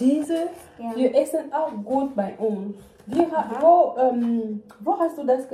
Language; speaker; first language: German; non-native, learner; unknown